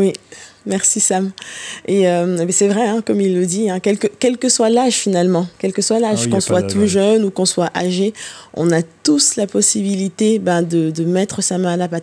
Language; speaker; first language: French; native; French